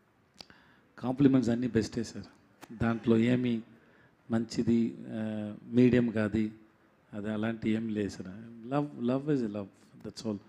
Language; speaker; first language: Telugu; non-native, local second language; Tamil